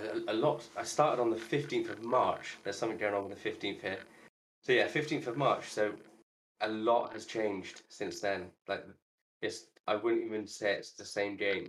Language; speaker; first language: English; native; English